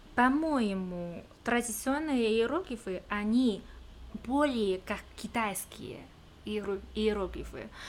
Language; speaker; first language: Russian; non-native, fluent; Chinese